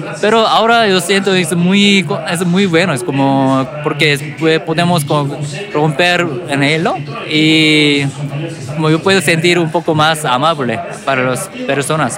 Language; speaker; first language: Spanish; non-native, learner; Korean